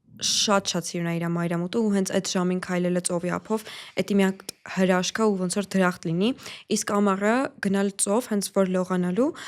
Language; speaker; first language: Armenian; native; Armenian